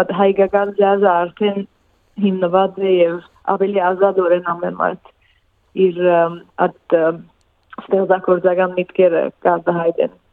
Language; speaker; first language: Armenian; early bilingual, heritage; Armenian